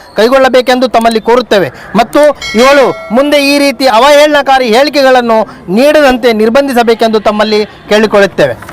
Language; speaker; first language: Kannada; non-native, local second language; Urdu